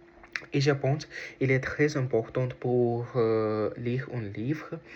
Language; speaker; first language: French; non-native, learner; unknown